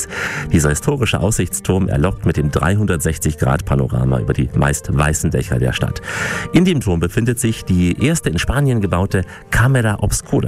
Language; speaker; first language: German; native; German